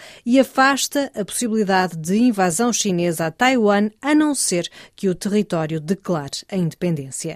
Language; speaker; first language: Portuguese; native; Portuguese